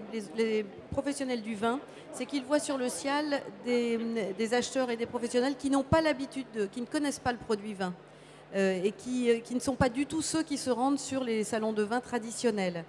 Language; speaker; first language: French; native; French